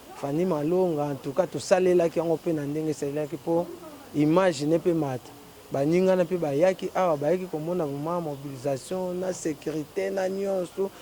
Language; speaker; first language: Lingala; non-native, local second language; Kongo